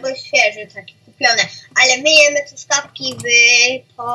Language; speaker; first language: Polish; early bilingual, heritage; Polish